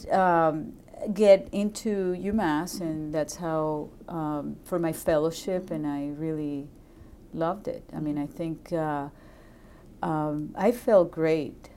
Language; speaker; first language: English; non-native, fluent; Spanish